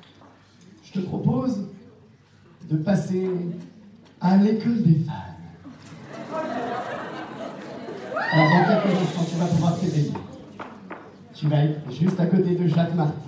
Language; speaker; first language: French; native; French